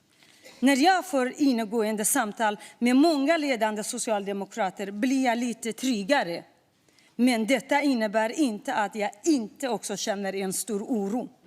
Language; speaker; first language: Swedish; non-native, fluent; Kurdish